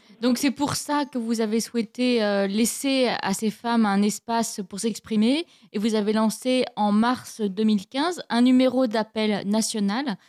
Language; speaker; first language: French; native; French